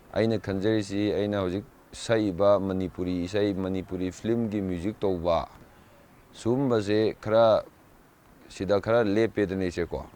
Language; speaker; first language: Manipuri; non-native, local second language; Rongmei Naga